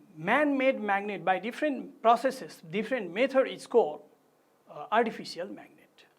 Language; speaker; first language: English; non-native, local second language; Nepali